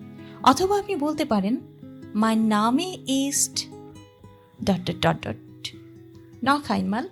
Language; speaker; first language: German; non-native, learner; Bangla